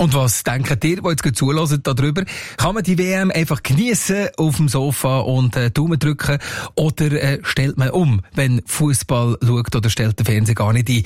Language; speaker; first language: German; native; German